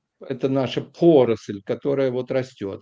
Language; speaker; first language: Russian; native; Russian